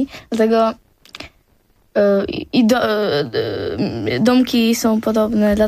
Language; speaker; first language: Polish; non-native, learner; Ukrainian